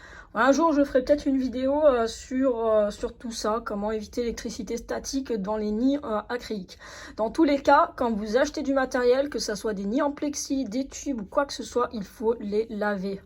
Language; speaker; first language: French; native; French